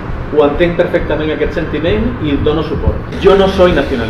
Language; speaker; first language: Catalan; non-native, local second language; Spanish